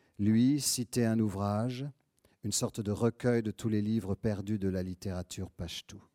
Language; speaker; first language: French; native; French